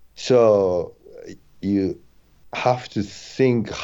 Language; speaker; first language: English; non-native, fluent; Japanese